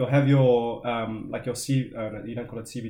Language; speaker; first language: English; native; English